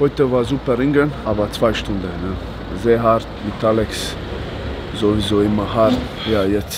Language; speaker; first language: German; non-native, learner; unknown